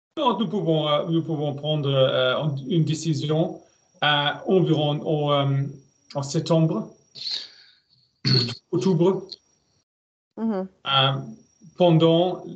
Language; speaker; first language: French; non-native, learner; German